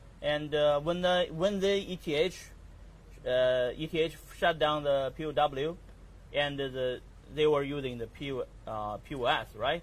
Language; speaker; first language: English; non-native, learner; Chinese